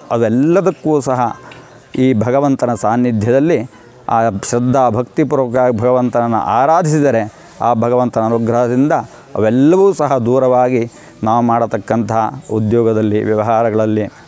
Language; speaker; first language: Kannada; native; Kannada